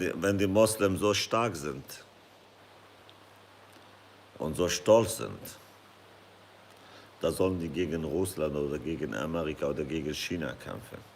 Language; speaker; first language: German; non-native, fluent; Kurdish